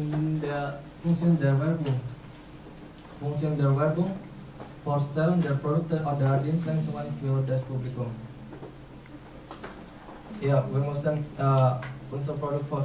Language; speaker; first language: German; non-native, learner; Indonesian